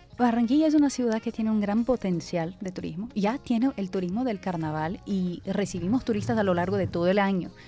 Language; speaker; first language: Spanish; non-native, fluent; Portuguese